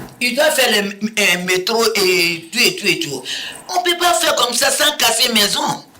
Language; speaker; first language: French; non-native, local second language; Mandingo